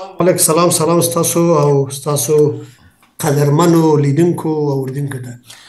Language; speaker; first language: Pashto; non-native, local second language; Persian